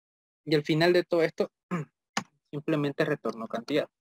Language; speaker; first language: Spanish; native; Spanish